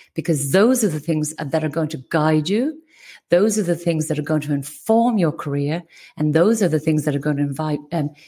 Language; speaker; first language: English; native; English